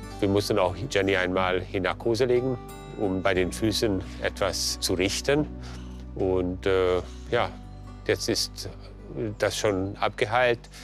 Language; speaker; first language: German; non-native, fluent; Hungarian